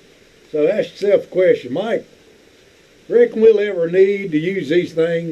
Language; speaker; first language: English; native; English